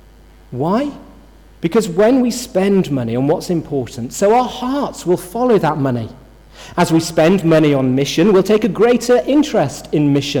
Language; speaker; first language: English; native; English